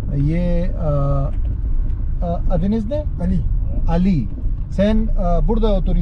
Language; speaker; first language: Turkish; non-native, learner; Urdu